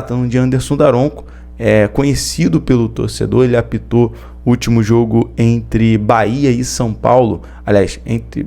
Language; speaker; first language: Portuguese; native; Portuguese